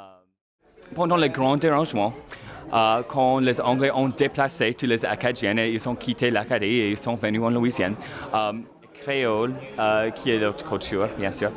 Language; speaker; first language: French; non-native, local second language; English